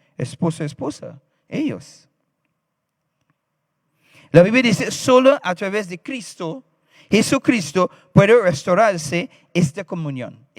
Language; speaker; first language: Spanish; non-native, fluent; English